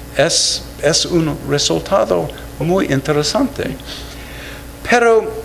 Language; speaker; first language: Spanish; non-native, fluent; English